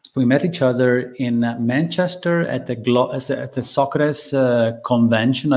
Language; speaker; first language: English; non-native, fluent; Italian